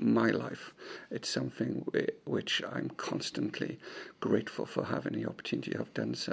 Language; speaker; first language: English; native; English